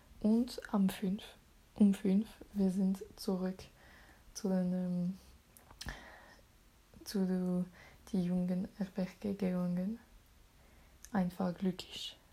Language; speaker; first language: German; non-native, learner; French